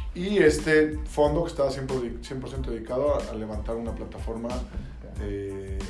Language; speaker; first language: Spanish; native; Spanish